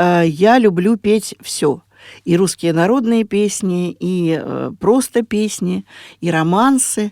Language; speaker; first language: Russian; native; Russian